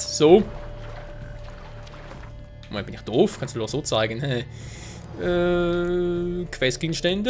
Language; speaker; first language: German; native; German